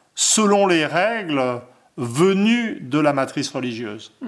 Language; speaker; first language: French; native; French